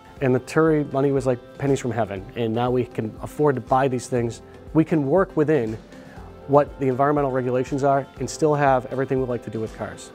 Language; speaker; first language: English; native; English